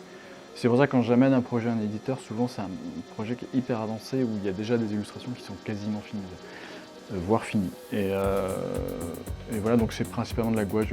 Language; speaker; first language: French; native; French